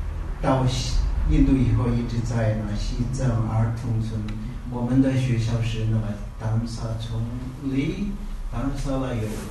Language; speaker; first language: Chinese; non-native, learner; Tibetan